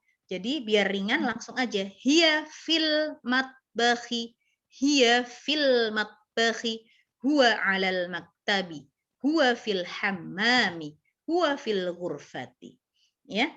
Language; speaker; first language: Arabic; non-native, fluent; Indonesian